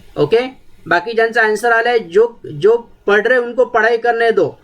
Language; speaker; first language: Hindi; non-native, local second language; Marathi